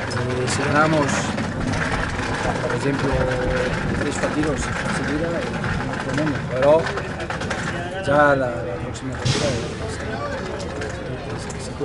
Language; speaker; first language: Spanish; non-native, learner; German